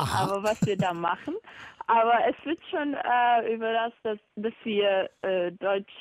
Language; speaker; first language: German; non-native, learner; Bosnian